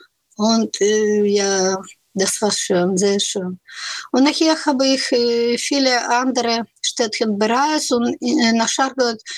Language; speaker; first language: German; non-native, learner; Russian